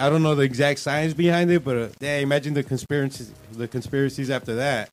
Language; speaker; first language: English; early bilingual, other home language; Spanish